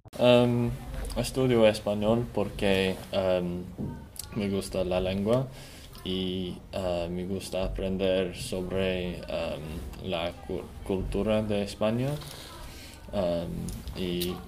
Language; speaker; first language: Spanish; non-native, learner; English